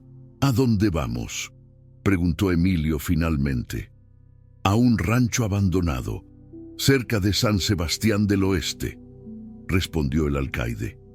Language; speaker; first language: Spanish; native; Spanish